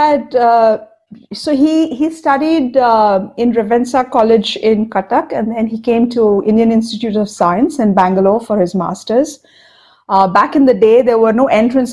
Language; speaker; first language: English; non-native, local second language; Odia